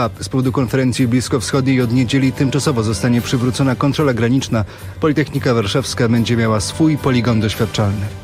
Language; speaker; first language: Polish; native; Polish